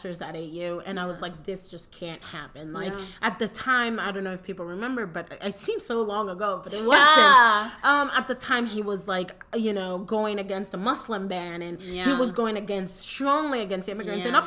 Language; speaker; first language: English; early bilingual, other home language; Spanish